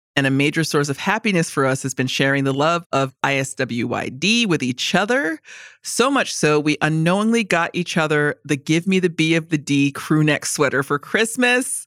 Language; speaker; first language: English; native; English